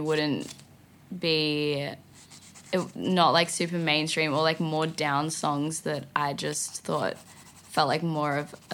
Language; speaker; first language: English; native; English